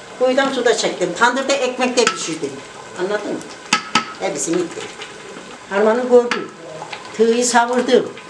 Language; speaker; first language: Turkish; native; Turkish